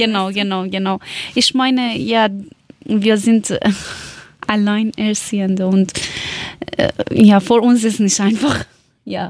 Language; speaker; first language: German; non-native, learner; Persian